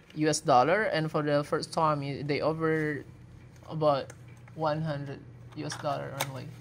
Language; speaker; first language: English; non-native, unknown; Indonesian